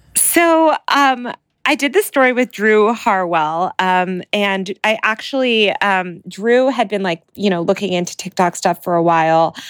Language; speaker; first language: English; native; English